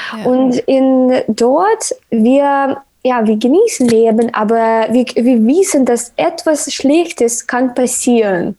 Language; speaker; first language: German; non-native, learner; Ukrainian